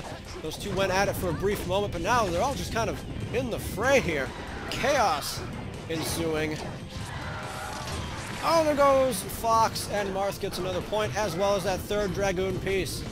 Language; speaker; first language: English; native; English